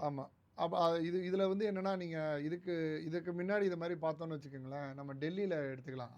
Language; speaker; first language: Tamil; non-native, local second language; Telugu